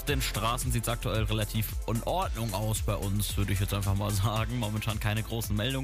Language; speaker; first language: German; native; German